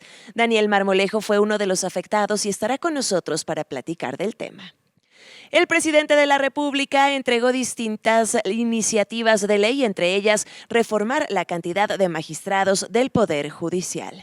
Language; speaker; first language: Spanish; native; Spanish